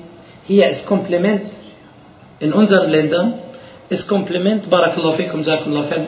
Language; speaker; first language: German; non-native, fluent; Arabic